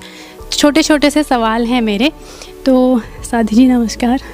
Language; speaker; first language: Hindi; native; Hindi